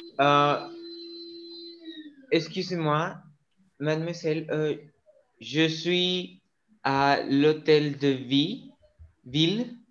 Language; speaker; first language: French; non-native, learner; English